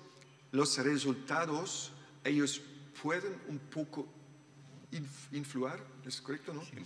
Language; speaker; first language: Spanish; non-native, learner; German